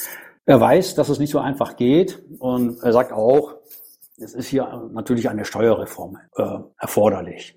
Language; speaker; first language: German; native; German